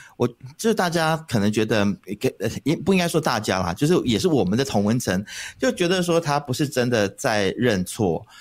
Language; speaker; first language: Chinese; native; Chinese